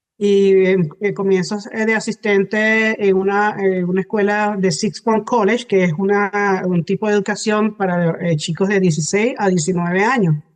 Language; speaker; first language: Spanish; native; Spanish